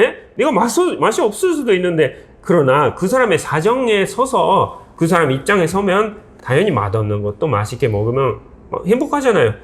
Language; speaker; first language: Korean; non-native, fluent; Japanese